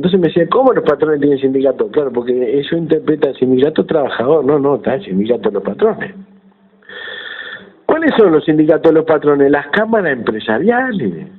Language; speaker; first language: Spanish; native; Spanish